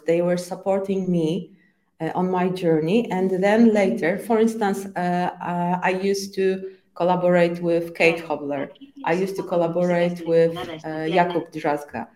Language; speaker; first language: English; non-native, fluent; Polish